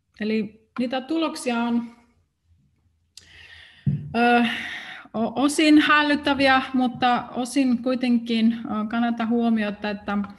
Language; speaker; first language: Finnish; non-native, fluent; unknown